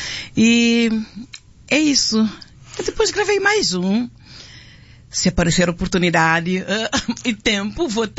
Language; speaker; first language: Portuguese; non-native, local second language; Kabuverdianu